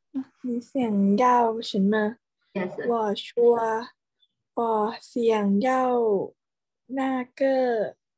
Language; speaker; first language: Chinese; non-native, learner; Thai